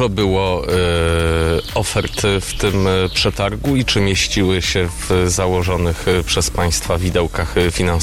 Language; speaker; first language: Polish; native; Polish